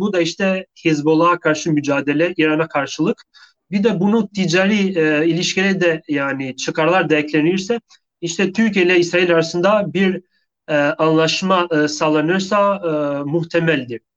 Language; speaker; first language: Turkish; non-native, fluent; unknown